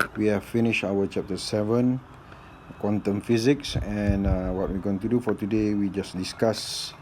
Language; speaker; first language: English; non-native, local second language; Malay